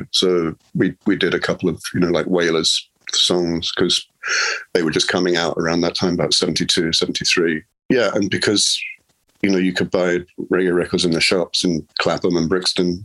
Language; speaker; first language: English; native; English